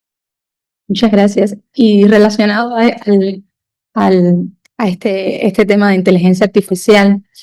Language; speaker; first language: Spanish; native; Spanish